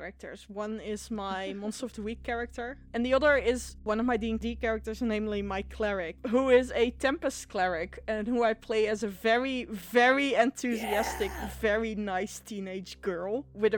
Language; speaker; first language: English; non-native, fluent; Dutch